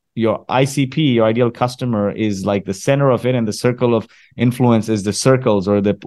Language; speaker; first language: English; early bilingual, other home language; Arabic